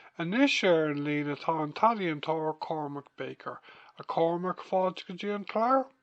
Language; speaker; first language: Irish; non-native, local second language; English